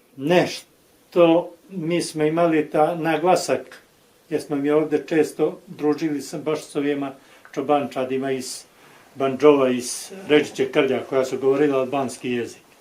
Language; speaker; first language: Bosnian; native; Bosnian